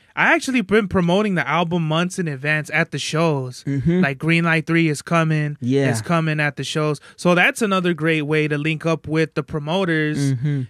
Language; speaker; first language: English; native; English